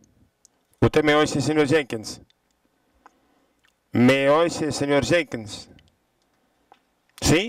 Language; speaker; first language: Spanish; non-native, fluent; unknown